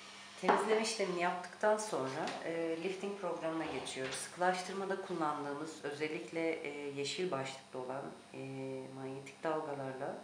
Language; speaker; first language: Turkish; native; Turkish